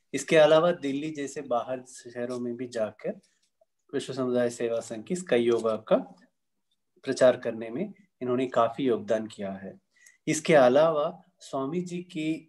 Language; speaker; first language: Hindi; non-native, local second language; Tamil